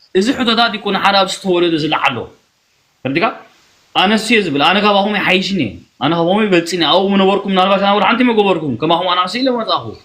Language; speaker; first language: Tigrinya; early bilingual, heritage; Tigrinya